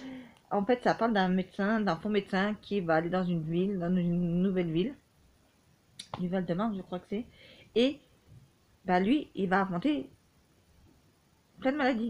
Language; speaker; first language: French; native; French